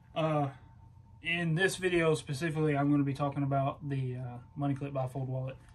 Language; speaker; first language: English; native; English